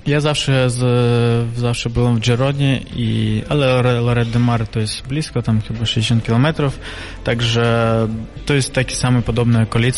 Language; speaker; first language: Polish; non-native, fluent; Russian